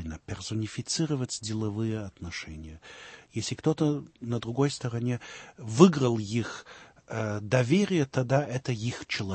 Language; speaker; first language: Russian; early bilingual, heritage; Russian